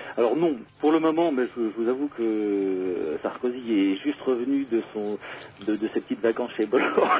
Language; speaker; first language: French; native; French